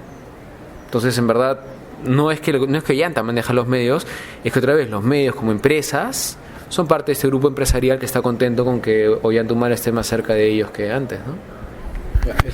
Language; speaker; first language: Spanish; native; Spanish